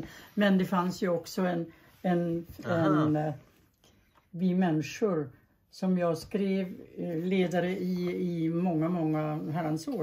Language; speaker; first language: Swedish; early bilingual, other home language; German